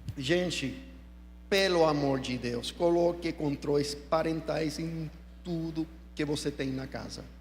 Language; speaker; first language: Portuguese; non-native, fluent; English